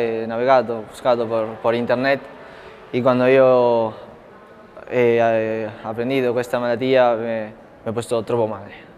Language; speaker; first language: Italian; non-native, learner; Spanish